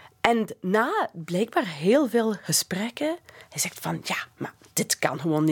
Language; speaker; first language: Dutch; non-native, fluent; English